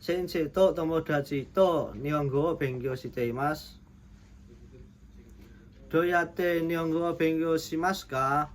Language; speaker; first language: Japanese; non-native, learner; Indonesian